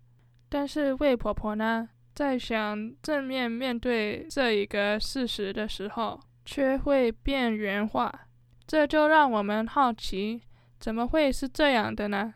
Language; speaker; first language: Chinese; early bilingual, heritage; Chinese